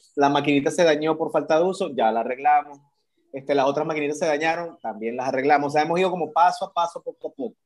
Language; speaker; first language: Spanish; native; Spanish